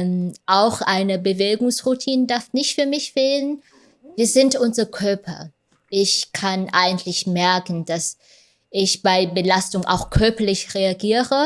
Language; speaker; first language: German; non-native, fluent; Vietnamese